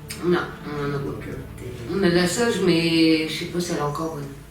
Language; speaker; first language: French; native; French